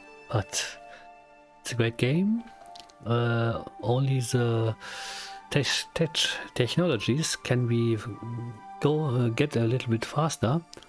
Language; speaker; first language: English; non-native, learner; German